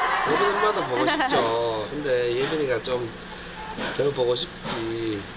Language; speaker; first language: Korean; native; Korean